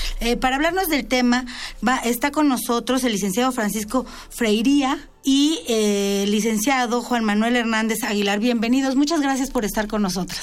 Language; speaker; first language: Spanish; native; Spanish